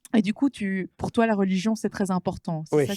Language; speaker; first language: French; native; French